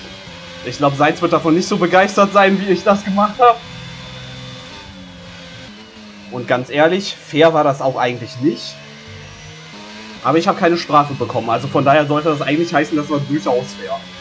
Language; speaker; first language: German; native; German